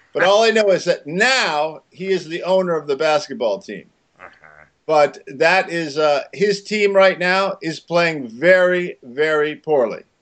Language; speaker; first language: English; native; English